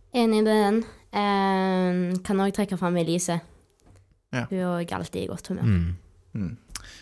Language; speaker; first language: Norwegian; native; Norwegian